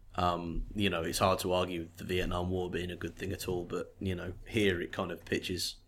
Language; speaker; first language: English; native; English